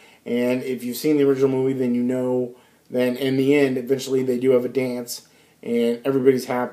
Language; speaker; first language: English; native; English